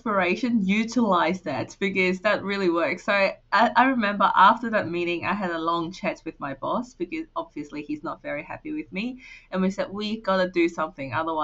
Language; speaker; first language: English; non-native, local second language; Cantonese